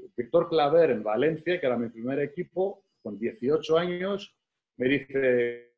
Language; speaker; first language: Spanish; non-native, fluent; Greek